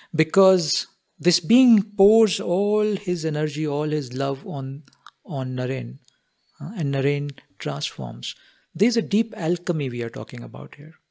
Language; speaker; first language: English; non-native, local second language; Hindi